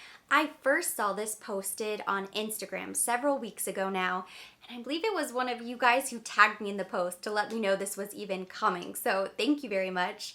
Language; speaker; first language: English; native; English